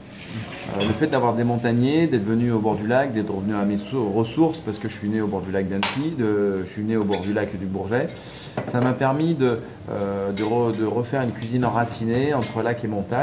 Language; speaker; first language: French; native; French